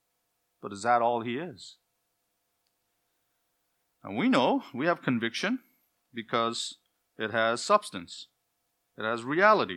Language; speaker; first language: English; native; English